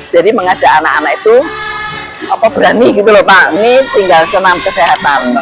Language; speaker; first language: Indonesian; native; Indonesian